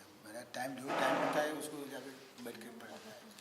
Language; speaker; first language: Hindi; non-native, learner; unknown